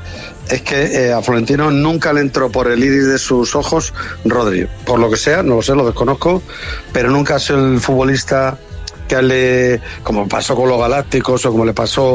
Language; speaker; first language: Spanish; native; Spanish